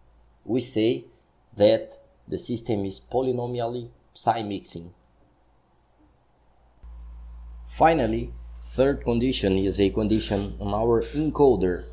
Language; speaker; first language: English; non-native, fluent; Portuguese